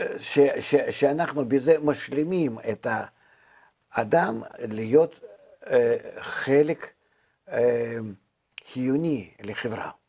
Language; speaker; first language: Hebrew; non-native, fluent; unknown